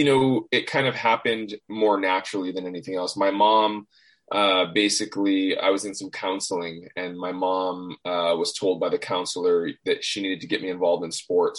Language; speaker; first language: English; native; English